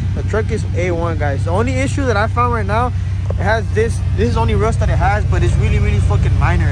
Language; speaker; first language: English; early bilingual, other home language; Spanish